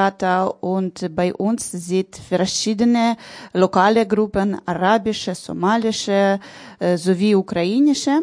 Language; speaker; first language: German; non-native, learner; Ukrainian